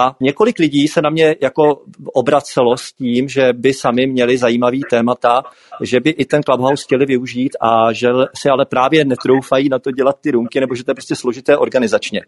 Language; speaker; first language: Czech; native; Czech